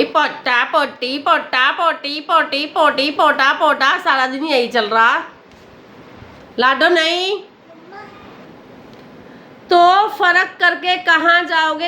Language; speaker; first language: Hindi; native; Hindi